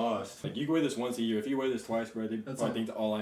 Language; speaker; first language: English; native; English